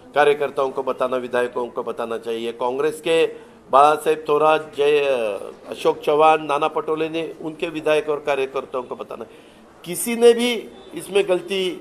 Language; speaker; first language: Hindi; non-native, local second language; Marathi